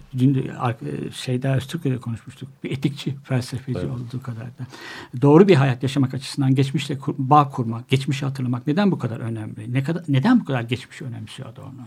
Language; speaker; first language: Turkish; native; Turkish